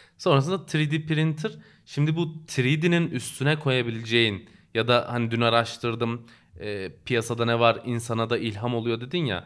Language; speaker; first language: Turkish; native; Turkish